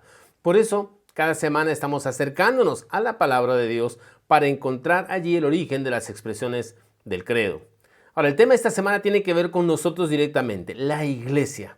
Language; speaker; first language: Spanish; native; Spanish